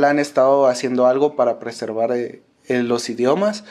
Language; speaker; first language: Spanish; native; Spanish